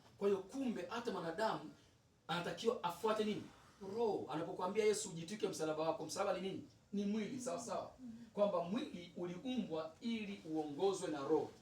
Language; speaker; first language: Swahili; native; Swahili